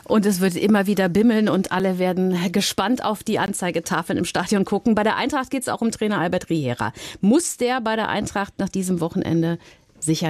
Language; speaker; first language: German; native; German